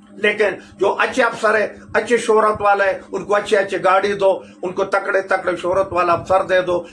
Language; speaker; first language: Urdu; non-native, local second language; Pashto